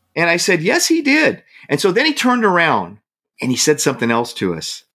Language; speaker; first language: English; native; English